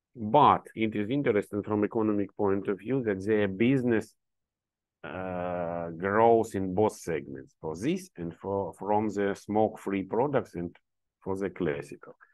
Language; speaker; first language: English; non-native, learner; Ukrainian